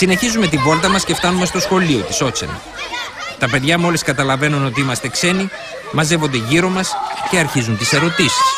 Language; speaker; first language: Greek; native; Greek